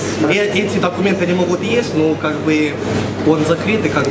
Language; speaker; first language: Russian; non-native, fluent; Italian